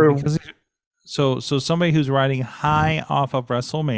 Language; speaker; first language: English; native; English